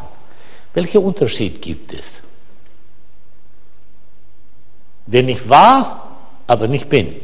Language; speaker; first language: German; non-native, fluent; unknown